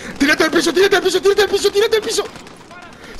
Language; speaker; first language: Spanish; native; Spanish